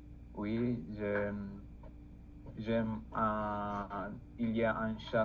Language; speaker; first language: French; non-native, learner; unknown